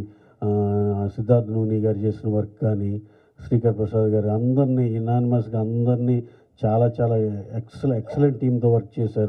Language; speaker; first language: Telugu; native; Telugu